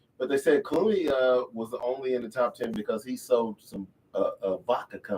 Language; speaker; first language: English; native; English